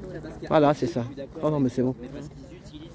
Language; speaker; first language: French; native; French